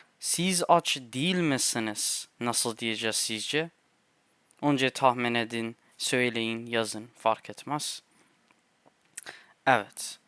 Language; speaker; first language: Turkish; non-native, fluent; English